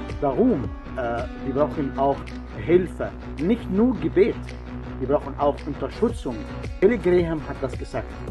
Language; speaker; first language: German; non-native, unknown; Arabic